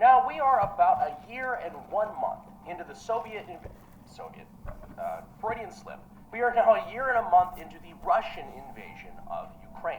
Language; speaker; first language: English; native; English